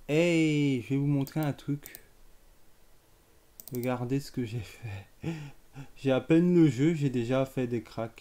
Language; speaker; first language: French; native; French